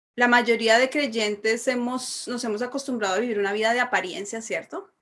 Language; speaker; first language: Spanish; native; Spanish